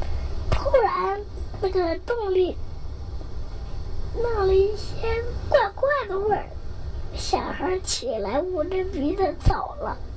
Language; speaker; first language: Chinese; native; Chinese